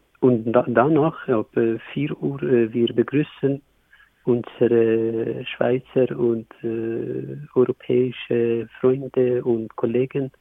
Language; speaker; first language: German; non-native, learner; Kurdish